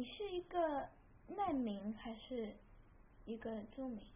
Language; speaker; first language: Chinese; early bilingual, heritage; Chinese